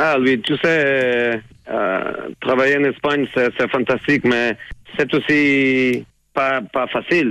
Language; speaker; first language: French; non-native, fluent; Portuguese